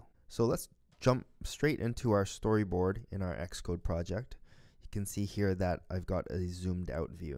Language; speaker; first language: English; native; English